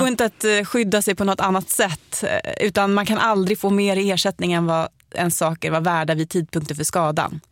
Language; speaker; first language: Swedish; native; Swedish